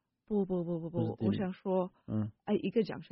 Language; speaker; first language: Chinese; non-native, fluent; English